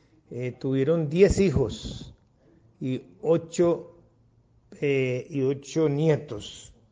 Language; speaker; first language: Spanish; non-native, local second language; English